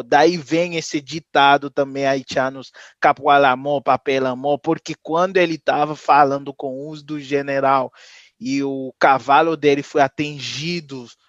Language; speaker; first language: Portuguese; non-native, fluent; Haitian Creole